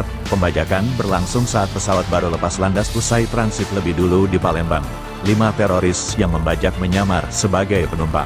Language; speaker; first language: Indonesian; native; Indonesian